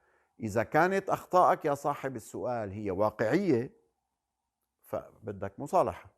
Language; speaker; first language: Arabic; native; Arabic